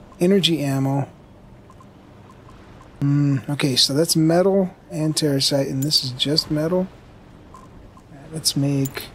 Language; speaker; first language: English; native; English